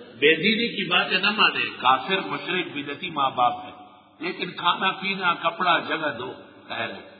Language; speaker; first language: Urdu; non-native, local second language; Pashto